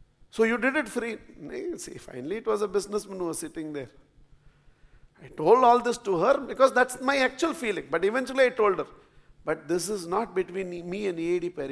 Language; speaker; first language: English; non-native, local second language; Tamil